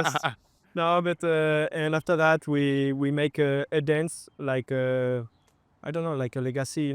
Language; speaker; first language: English; non-native, fluent; French